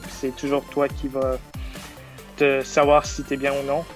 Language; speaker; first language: French; early bilingual, other home language; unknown